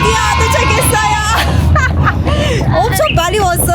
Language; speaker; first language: Korean; non-native, learner; Persian